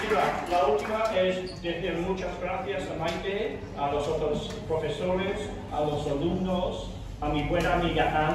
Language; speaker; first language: Spanish; non-native, fluent; English